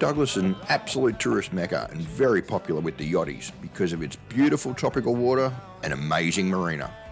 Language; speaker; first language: English; native; English